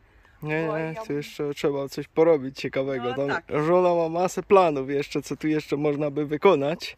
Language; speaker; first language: Polish; native; Polish